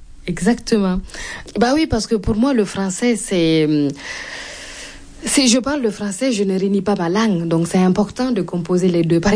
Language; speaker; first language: French; non-native, local second language; Mossi